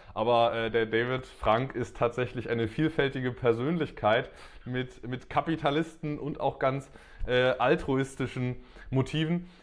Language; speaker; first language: German; native; German